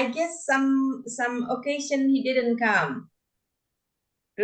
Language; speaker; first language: English; non-native, fluent; Indonesian